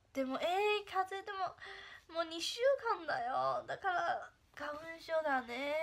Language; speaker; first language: Japanese; non-native, fluent; Chinese